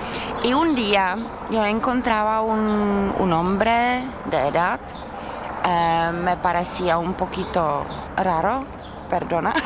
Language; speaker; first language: Spanish; non-native, fluent; Czech